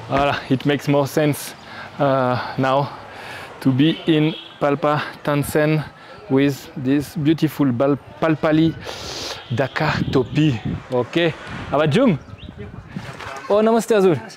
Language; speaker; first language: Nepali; non-native, learner; French